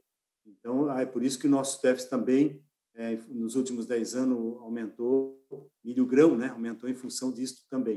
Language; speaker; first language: Portuguese; native; Portuguese